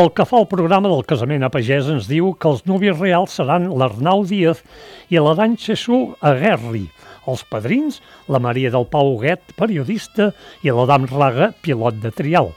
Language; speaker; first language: Catalan; native; Catalan